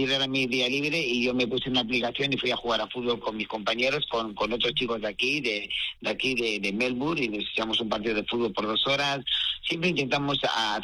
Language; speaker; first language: Spanish; native; Spanish